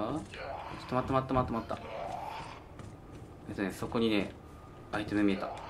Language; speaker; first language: Japanese; native; Japanese